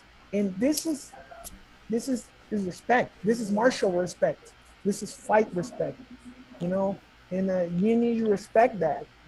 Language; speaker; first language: English; non-native, learner; Portuguese